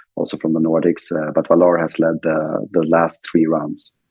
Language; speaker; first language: English; non-native, fluent; Swedish